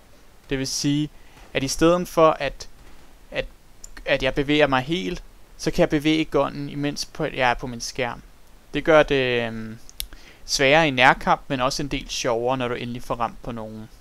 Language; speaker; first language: Danish; native; Danish